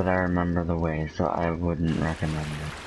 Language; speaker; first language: English; native; English